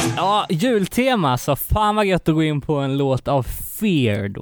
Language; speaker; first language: Swedish; native; Swedish